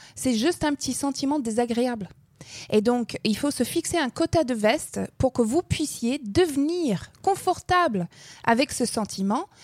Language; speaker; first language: French; non-native, fluent; English